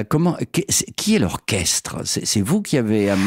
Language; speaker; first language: French; native; French